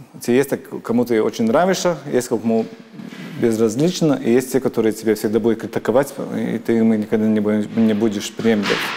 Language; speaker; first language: Russian; non-native, local second language; Latvian